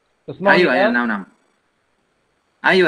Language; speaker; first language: Arabic; non-native, fluent; Indonesian